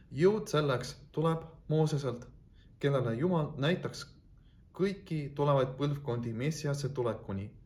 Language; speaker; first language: Estonian; non-native, local second language; Russian